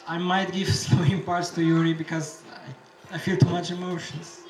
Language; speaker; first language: English; non-native, fluent; Slovenian